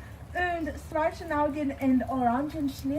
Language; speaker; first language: German; non-native, learner; English